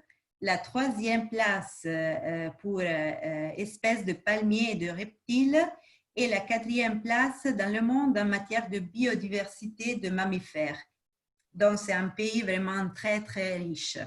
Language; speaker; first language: French; non-native, fluent; Spanish